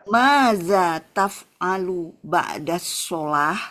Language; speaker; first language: Arabic; non-native, learner; Indonesian